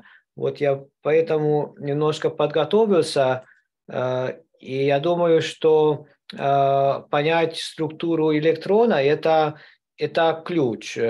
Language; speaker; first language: Russian; non-native, learner; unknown